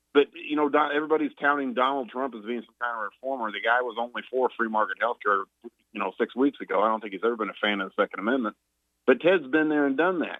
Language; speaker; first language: English; non-native, fluent; Spanish